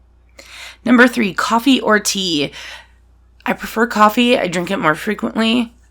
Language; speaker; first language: English; native; English